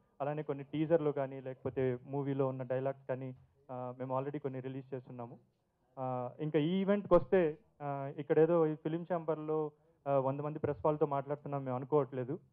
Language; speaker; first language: Telugu; native; Telugu